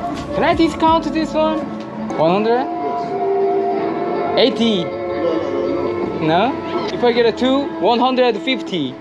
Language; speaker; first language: English; non-native, learner; Korean